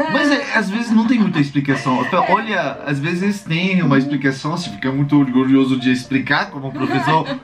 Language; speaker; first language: Portuguese; non-native, fluent; French